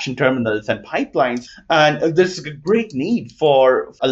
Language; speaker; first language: English; non-native, local second language; Tamil